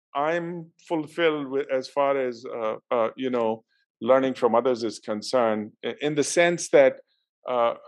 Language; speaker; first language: English; non-native, local second language; Urdu